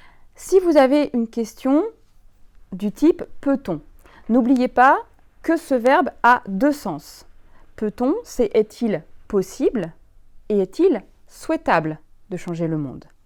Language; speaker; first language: French; native; French